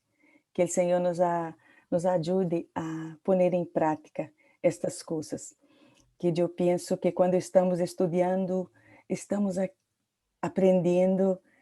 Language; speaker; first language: Portuguese; non-native, learner; Spanish